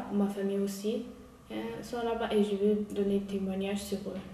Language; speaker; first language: French; non-native, learner; Uyghur